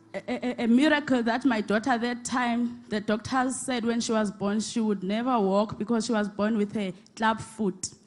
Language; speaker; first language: English; non-native, local second language; Xhosa